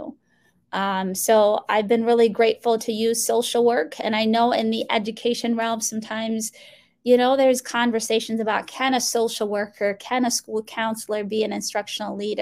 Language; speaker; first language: English; early bilingual, other home language; Somali